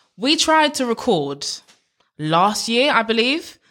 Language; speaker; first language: English; native; English